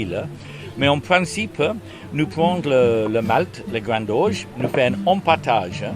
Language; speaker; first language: French; non-native, learner; English